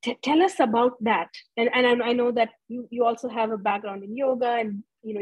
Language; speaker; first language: English; non-native, local second language; Tamil